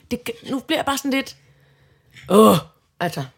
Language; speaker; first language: Danish; native; Danish